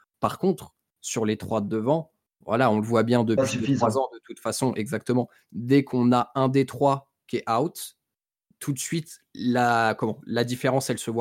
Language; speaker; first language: French; native; French